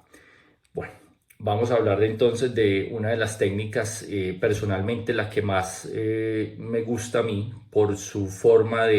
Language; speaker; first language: Spanish; native; Spanish